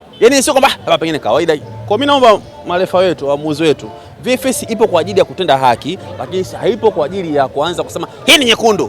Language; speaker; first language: Swahili; native; Swahili